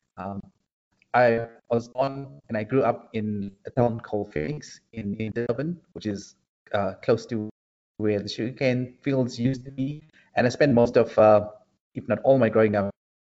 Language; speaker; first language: English; native; English